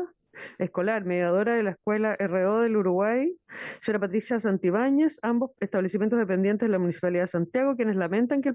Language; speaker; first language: Spanish; native; Spanish